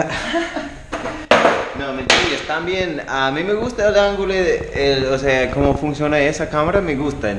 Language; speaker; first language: Spanish; native; Spanish